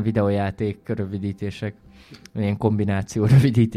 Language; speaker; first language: Hungarian; native; Hungarian